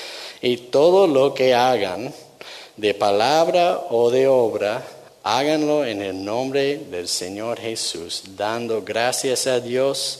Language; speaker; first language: Spanish; non-native, fluent; English